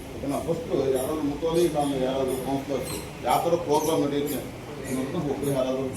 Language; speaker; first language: Kannada; native; Kannada